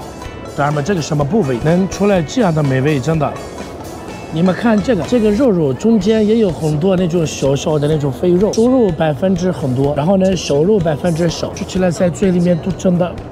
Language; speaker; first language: Chinese; non-native, fluent; Arabic